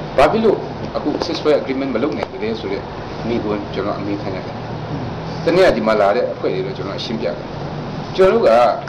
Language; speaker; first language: Burmese; non-native, local second language; Kachin